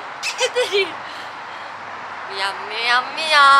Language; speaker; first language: Korean; native; Korean